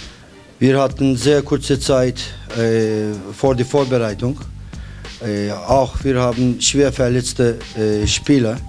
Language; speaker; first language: German; non-native, fluent; Turkish